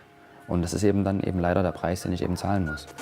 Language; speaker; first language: German; native; German